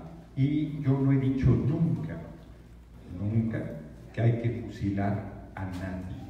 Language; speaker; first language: Spanish; native; Spanish